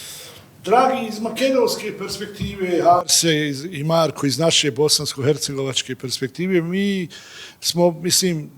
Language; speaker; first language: Bosnian; native; Bosnian